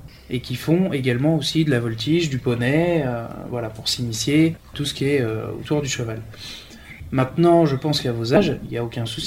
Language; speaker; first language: French; native; French